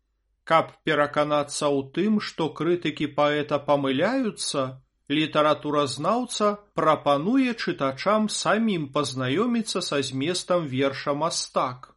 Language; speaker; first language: Belarusian; native; Belarusian